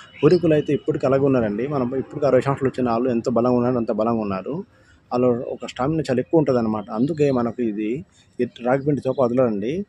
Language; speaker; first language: Telugu; non-native, local second language; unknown